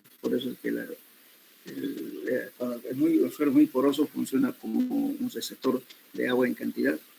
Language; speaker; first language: Spanish; native; Spanish